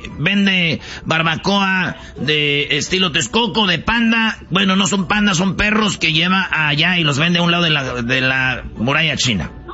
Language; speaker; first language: Spanish; native; Spanish